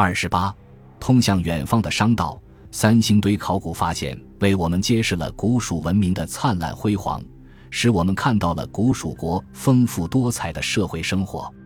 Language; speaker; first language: Chinese; native; Chinese